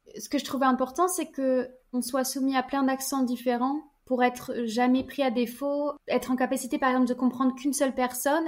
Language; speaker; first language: French; native; French